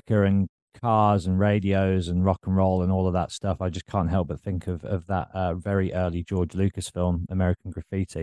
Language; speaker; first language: English; native; English